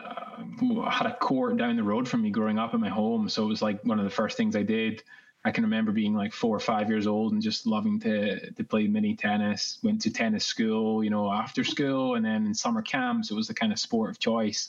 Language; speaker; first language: English; native; English